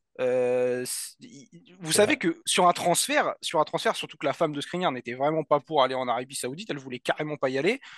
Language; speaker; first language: French; native; French